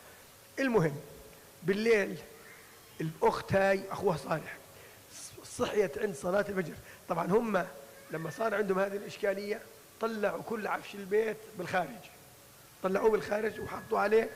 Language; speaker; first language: Arabic; native; Arabic